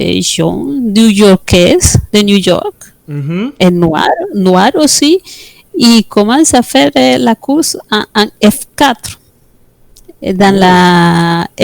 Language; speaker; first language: French; non-native, fluent; Spanish